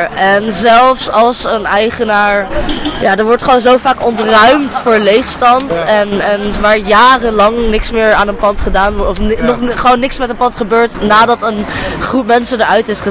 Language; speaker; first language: Dutch; native; Dutch